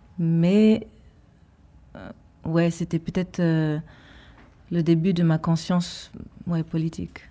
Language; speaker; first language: French; early bilingual, heritage; Hebrew